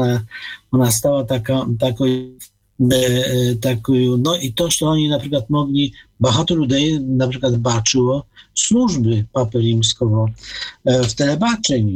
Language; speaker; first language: Ukrainian; non-native, fluent; Polish